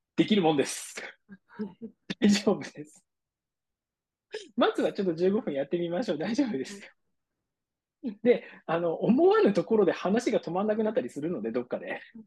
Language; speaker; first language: Japanese; native; Japanese